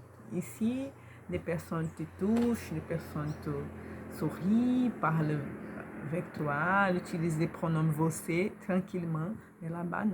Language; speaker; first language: French; non-native, learner; Portuguese